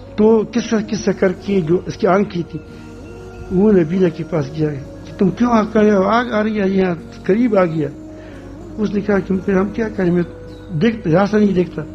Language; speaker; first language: Urdu; non-native, local second language; Pashto